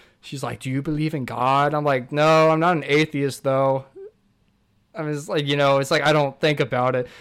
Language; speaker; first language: English; native; English